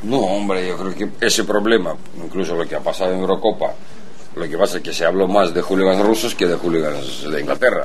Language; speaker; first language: Spanish; non-native, fluent; Russian